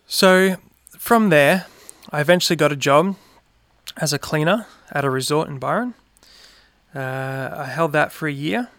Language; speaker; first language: English; native; English